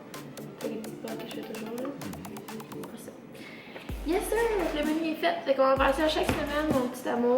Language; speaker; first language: French; native; French